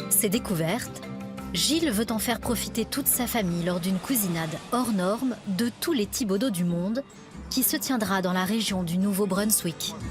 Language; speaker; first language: French; native; French